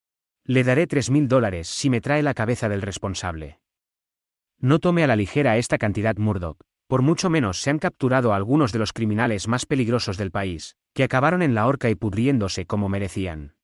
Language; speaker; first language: Spanish; native; Spanish